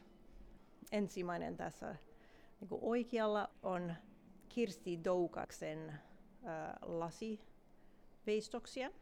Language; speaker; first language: Finnish; non-native, fluent; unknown